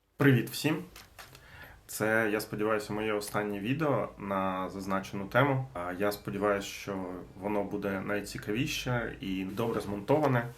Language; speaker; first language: Ukrainian; non-native, local second language; Russian